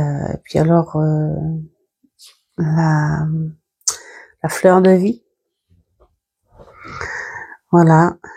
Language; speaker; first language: French; native; French